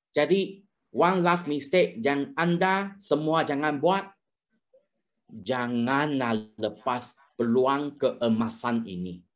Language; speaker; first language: Malay; non-native, local second language; Chinese